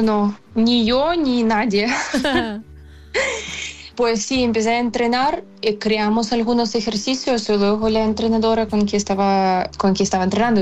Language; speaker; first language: Spanish; non-native, fluent; Ukrainian